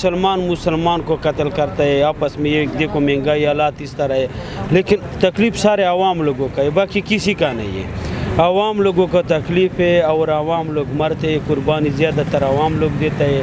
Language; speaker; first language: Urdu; non-native, local second language; Pashto